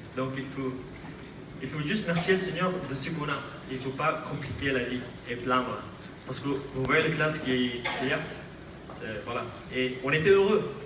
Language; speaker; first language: French; non-native, fluent; Aramaic